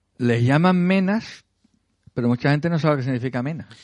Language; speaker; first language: Spanish; native; Spanish